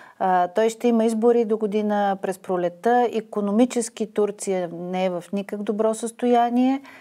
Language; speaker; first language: Bulgarian; native; Bulgarian